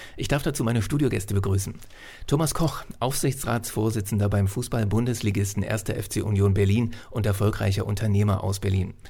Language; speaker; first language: German; native; German